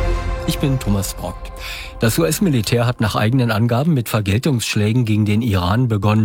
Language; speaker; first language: German; native; German